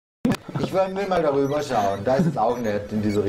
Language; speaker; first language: German; native; German